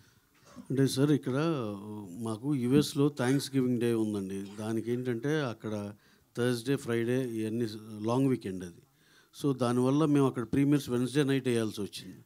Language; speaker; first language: Telugu; native; Telugu